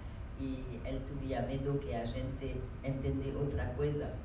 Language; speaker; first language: Portuguese; non-native, learner; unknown